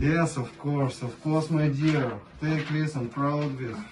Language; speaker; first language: English; non-native, learner; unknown